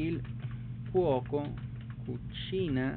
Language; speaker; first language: Italian; non-native, learner; Spanish